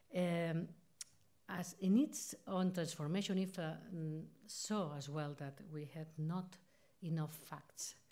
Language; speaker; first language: English; non-native, fluent; Spanish